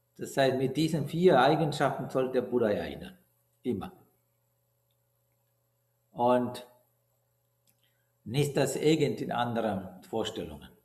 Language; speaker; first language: German; non-native, learner; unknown